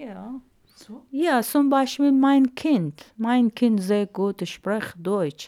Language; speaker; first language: German; non-native, learner; Arabic